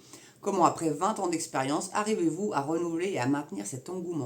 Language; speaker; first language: French; native; French